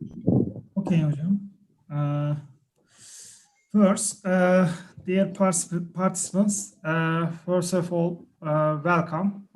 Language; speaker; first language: English; non-native, learner; Turkish